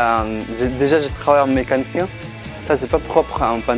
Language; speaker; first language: French; non-native, learner; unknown